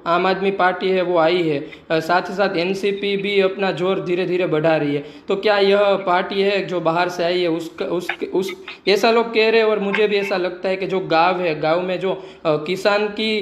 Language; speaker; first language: Hindi; non-native, local second language; Gujarati